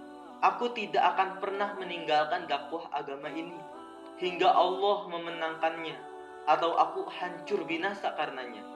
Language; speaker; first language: Indonesian; native; Indonesian